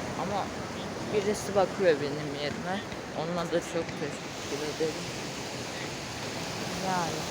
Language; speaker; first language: Turkish; non-native, fluent; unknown